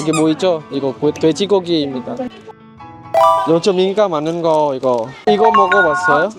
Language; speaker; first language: Korean; non-native, learner; Vietnamese